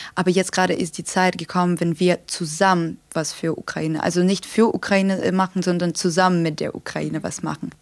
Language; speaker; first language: German; non-native, fluent; Ukrainian